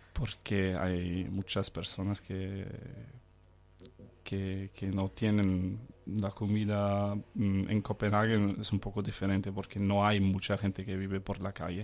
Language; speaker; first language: Spanish; non-native, fluent; Danish